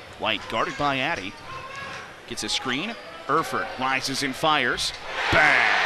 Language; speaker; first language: English; native; English